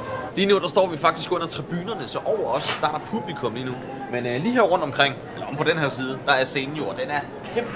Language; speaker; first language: Danish; native; Danish